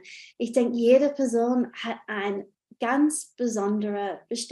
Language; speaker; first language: German; non-native, fluent; English